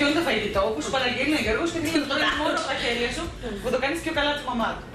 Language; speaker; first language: Greek; native; Greek